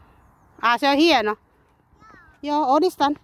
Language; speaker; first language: Finnish; non-native, learner; Cebuano